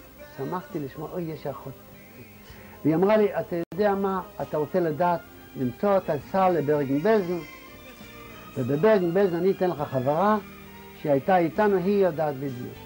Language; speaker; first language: Hebrew; non-native, fluent; Yiddish